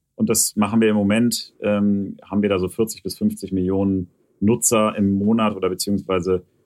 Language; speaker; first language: German; native; German